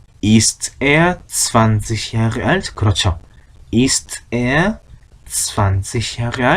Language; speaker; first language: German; non-native, fluent; Korean